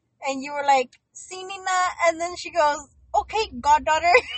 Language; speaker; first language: English; early bilingual, other home language; Spanish